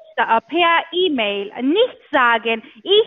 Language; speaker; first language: German; non-native, learner; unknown